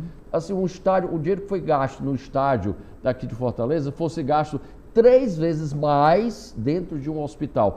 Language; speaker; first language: Portuguese; native; Portuguese